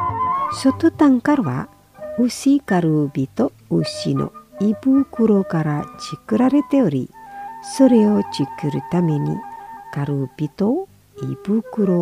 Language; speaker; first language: Japanese; non-native, fluent; Indonesian